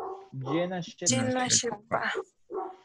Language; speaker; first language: French; non-native, learner; Spanish